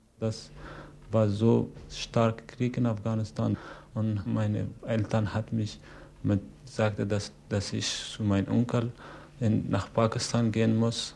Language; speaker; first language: German; non-native, learner; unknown